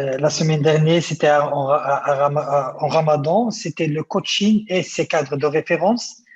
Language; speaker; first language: French; non-native, local second language; Arabic